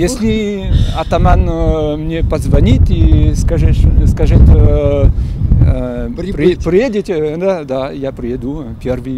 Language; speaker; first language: Russian; non-native, fluent; French